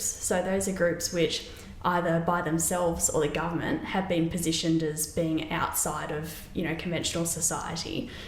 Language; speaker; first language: English; native; English